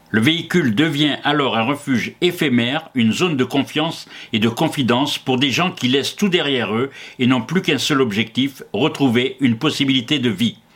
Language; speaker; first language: French; native; French